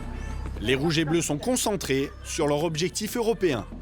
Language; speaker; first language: French; native; French